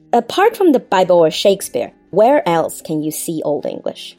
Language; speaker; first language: English; non-native, fluent; Chinese